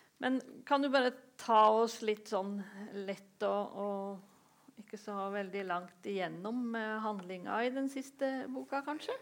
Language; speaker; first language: Norwegian; native; Norwegian